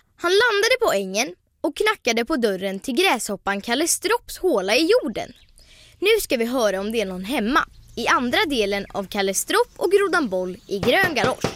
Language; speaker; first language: Swedish; native; Swedish